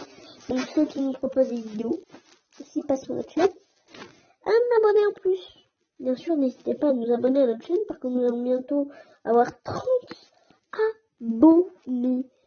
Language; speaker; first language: French; native; French